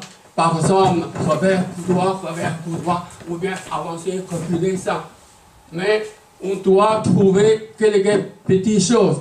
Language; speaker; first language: French; non-native, learner; Chinese